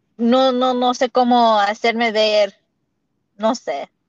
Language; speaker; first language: Spanish; early bilingual, heritage; Spanish